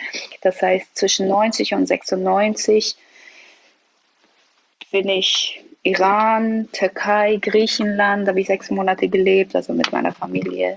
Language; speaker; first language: German; early bilingual, other home language; Persian